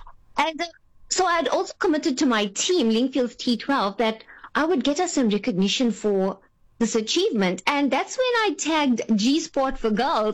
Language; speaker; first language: English; native; English